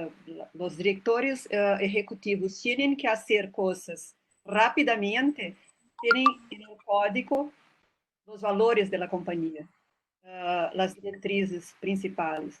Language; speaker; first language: Spanish; non-native, fluent; Portuguese